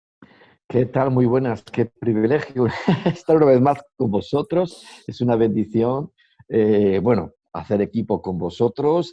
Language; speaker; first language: Spanish; native; Spanish